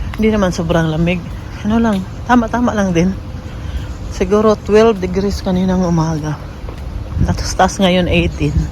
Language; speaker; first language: Filipino; non-native, local second language; Cebuano